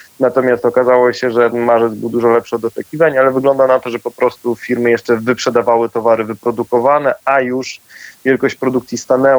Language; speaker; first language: Polish; native; Polish